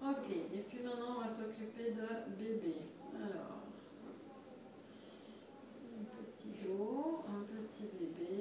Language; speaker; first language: French; native; French